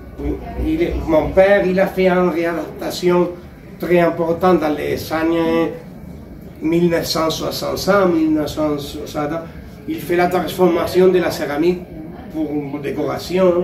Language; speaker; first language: French; non-native, learner; Spanish